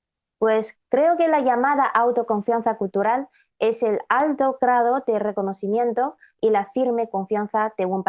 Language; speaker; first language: Spanish; non-native, fluent; Chinese